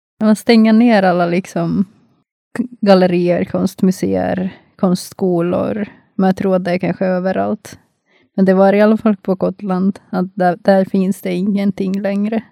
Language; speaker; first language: Swedish; non-native, local second language; Finnish